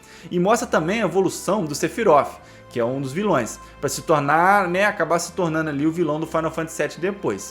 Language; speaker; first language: Portuguese; native; Portuguese